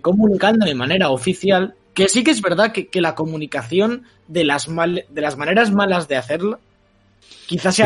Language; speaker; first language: Spanish; native; Spanish